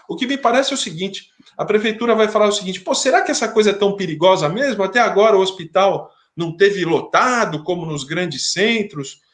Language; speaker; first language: Portuguese; native; Portuguese